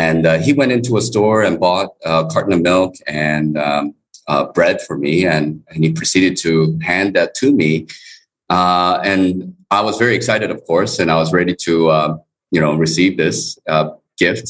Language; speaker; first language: English; early bilingual, other home language; Korean